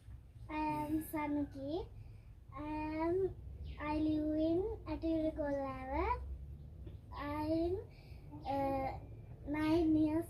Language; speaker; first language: English; non-native, learner; Sinhala